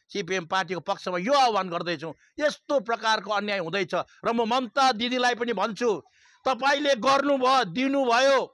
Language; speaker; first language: Nepali; native; Nepali